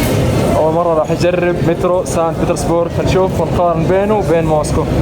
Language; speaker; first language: Arabic; native; Arabic